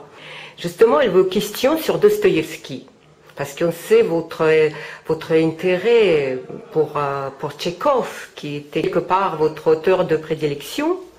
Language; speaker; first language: French; non-native, fluent; Russian